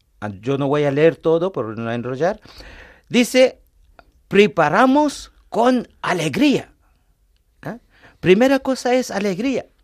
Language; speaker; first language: Spanish; non-native, fluent; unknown